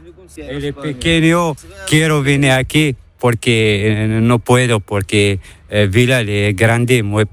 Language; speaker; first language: Spanish; non-native, learner; Arabic